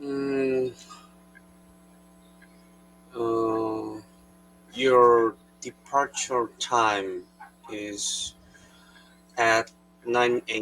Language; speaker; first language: English; non-native, learner; Korean